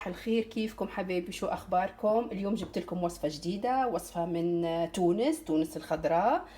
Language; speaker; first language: Arabic; native; Arabic